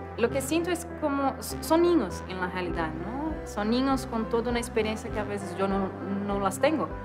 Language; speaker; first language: Spanish; non-native, fluent; Portuguese